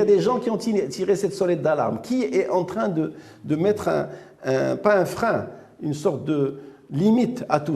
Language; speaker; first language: French; non-native, local second language; Arabic